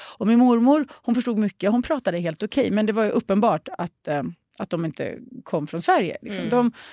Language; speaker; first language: Swedish; early bilingual, other home language; Russian